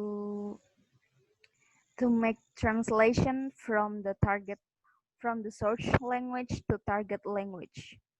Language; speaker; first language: English; non-native, fluent; Indonesian